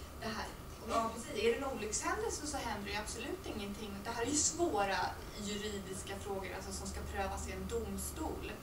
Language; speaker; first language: Swedish; native; Swedish